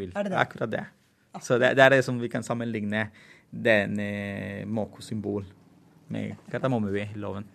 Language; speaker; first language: Norwegian; non-native, fluent; Spanish